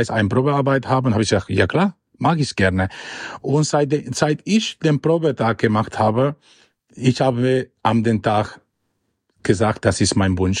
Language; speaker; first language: German; non-native, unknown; Spanish